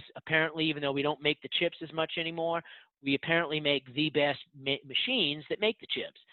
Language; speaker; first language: English; native; English